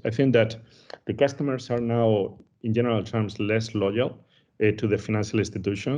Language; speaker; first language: English; non-native, fluent; Spanish